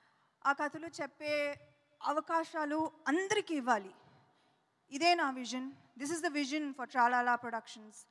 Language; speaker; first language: Telugu; non-native, fluent; Tamil